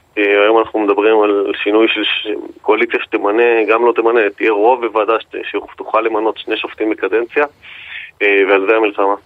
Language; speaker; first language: Hebrew; native; Hebrew